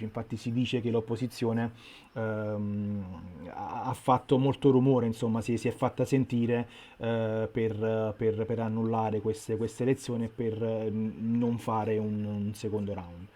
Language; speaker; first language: Italian; native; Italian